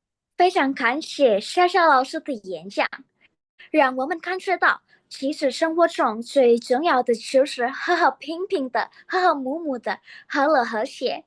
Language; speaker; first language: Chinese; non-native, learner; Indonesian